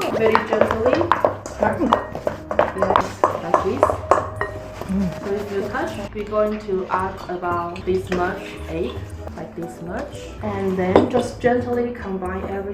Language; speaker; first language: English; non-native, fluent; Chinese